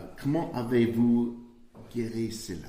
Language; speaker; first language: French; non-native, learner; English